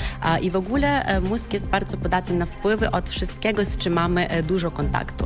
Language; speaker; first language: Polish; non-native, fluent; Ukrainian